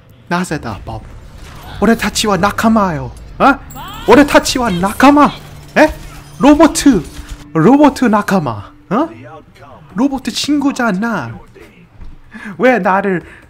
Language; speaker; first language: Spanish; non-native, learner; English